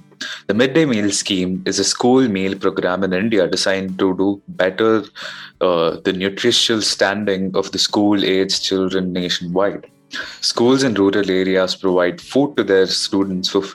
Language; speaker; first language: English; non-native, local second language; Hindi